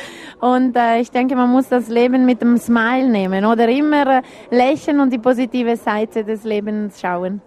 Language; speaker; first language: German; non-native, local second language; Italian